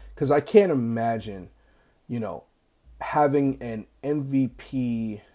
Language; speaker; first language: English; native; English